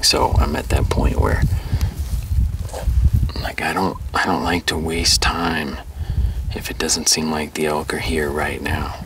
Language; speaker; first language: English; native; English